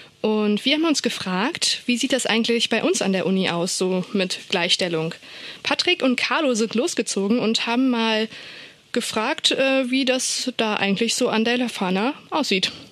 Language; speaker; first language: German; native; German